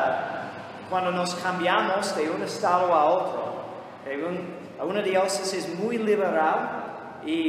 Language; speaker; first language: Spanish; non-native, fluent; English